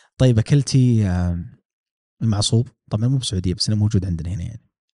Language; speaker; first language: Arabic; native; Arabic